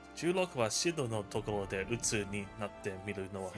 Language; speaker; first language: Japanese; non-native, learner; English